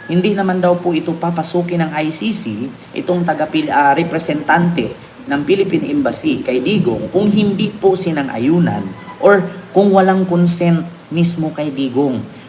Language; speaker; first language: Filipino; non-native, local second language; Cebuano